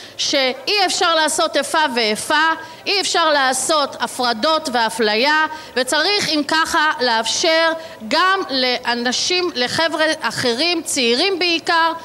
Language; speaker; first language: Hebrew; native; Hebrew